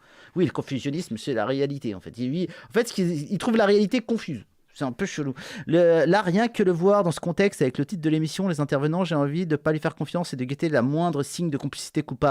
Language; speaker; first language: French; native; French